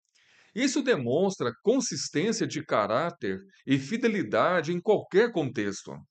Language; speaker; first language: Portuguese; native; Portuguese